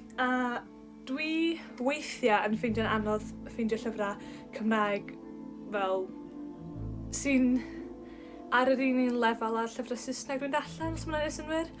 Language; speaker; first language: Welsh; native; Welsh